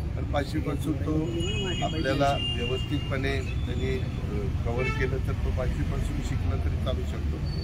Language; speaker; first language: Marathi; native; Marathi